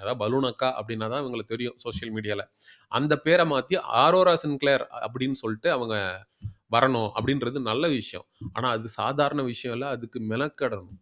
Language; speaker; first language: Tamil; native; Tamil